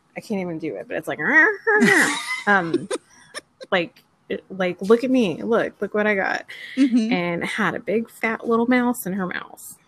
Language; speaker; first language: English; native; English